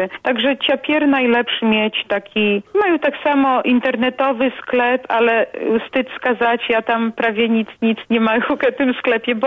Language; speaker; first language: Polish; non-native, local second language; Belarusian